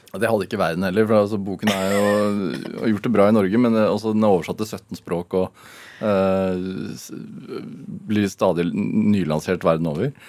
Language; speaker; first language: Norwegian; native; Norwegian